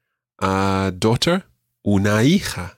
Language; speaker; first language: Spanish; non-native, fluent; English